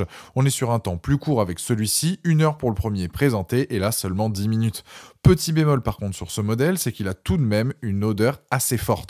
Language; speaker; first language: French; native; French